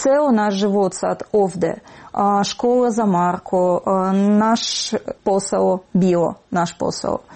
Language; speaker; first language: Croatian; non-native, learner; Russian